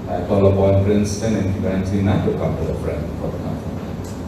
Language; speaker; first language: English; non-native, local second language; Tamil